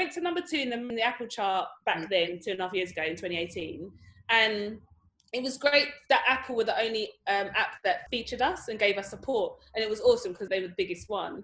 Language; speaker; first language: English; native; English